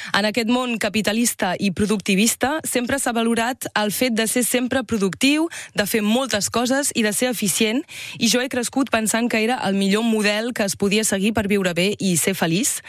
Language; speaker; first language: Catalan; native; Catalan